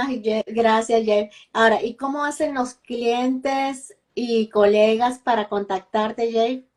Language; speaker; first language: Spanish; native; Spanish